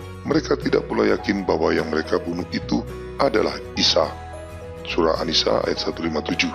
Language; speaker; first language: Indonesian; native; Indonesian